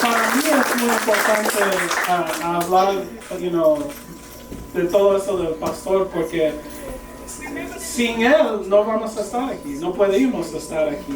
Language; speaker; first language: Spanish; early bilingual, heritage; English